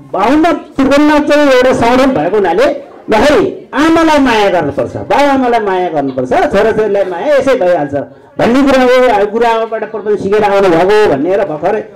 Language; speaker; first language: Nepali; non-native, local second language; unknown